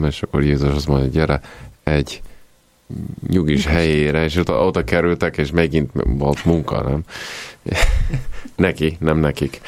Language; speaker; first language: Hungarian; non-native, fluent; Italian